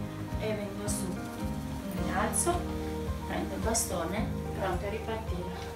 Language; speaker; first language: Italian; native; Italian